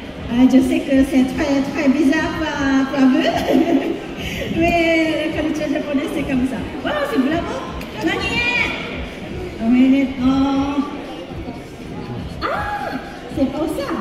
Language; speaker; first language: French; non-native, learner; Japanese